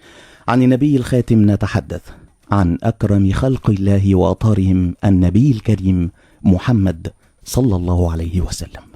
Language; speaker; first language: Arabic; native; Arabic